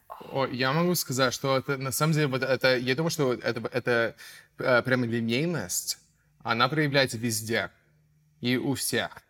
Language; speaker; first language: Russian; non-native, fluent; English